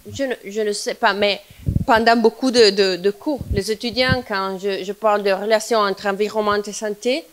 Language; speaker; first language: French; non-native, fluent; Italian